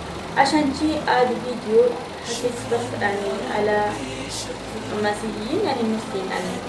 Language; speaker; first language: Arabic; non-native, learner; Oromo